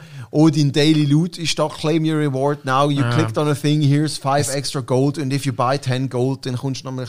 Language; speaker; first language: German; native; German